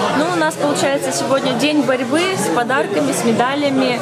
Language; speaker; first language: Russian; native; Russian